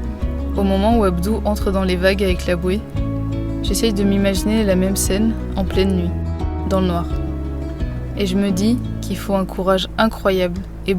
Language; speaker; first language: French; native; French